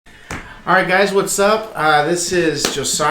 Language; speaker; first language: English; native; English